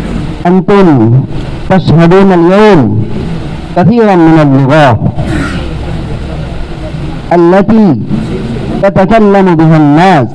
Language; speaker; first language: Arabic; non-native, fluent; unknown